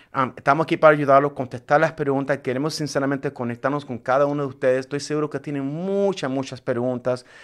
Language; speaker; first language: Spanish; native; Spanish